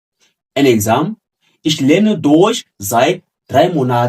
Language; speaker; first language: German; non-native, fluent; French